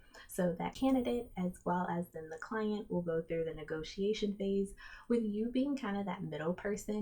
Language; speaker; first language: English; native; English